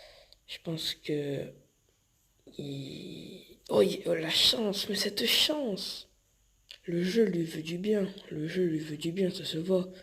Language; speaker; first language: French; native; French